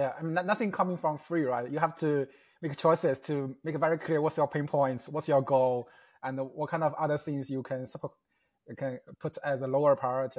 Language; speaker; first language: English; non-native, fluent; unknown